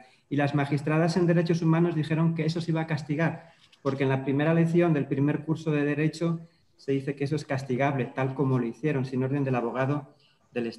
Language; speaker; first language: Spanish; native; Spanish